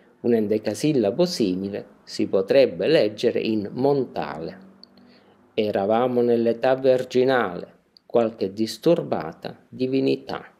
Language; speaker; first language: Italian; native; Italian